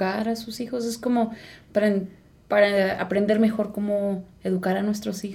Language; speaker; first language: Spanish; native; Spanish